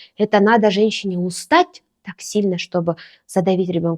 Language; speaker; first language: Russian; non-native, local second language; Kazakh